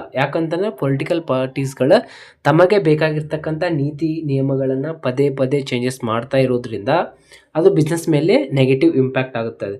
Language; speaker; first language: Kannada; native; Kannada